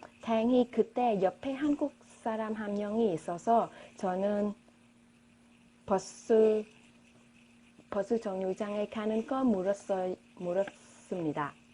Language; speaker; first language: Korean; non-native, learner; Vietnamese